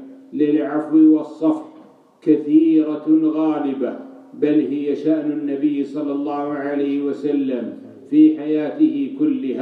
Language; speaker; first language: Arabic; native; Arabic